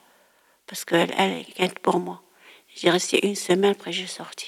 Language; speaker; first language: French; non-native, learner; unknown